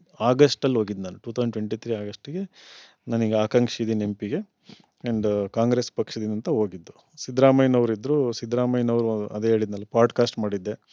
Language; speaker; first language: Kannada; native; Kannada